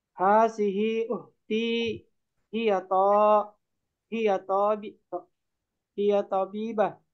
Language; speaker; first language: Arabic; non-native, learner; Indonesian